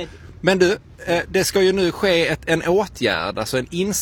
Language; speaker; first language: Swedish; native; Swedish